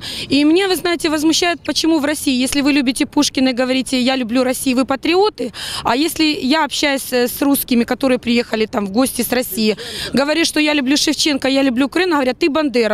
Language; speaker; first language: Russian; native; Russian